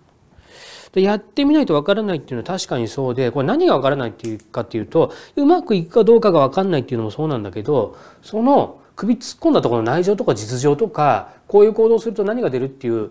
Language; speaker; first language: Japanese; native; Japanese